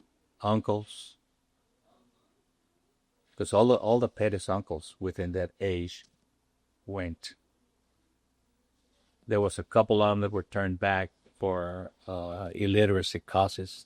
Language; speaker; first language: English; non-native, local second language; Spanish